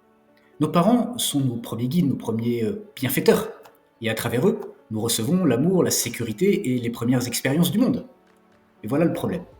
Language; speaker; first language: French; native; French